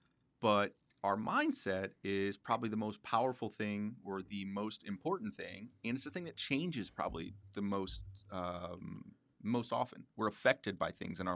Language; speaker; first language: English; native; English